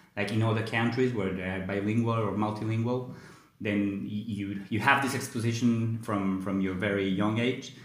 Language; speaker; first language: English; non-native, fluent; Spanish